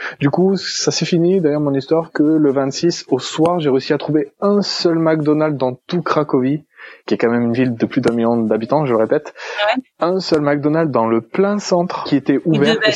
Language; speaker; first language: French; native; French